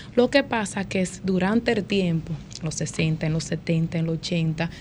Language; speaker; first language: Spanish; early bilingual, heritage; Spanish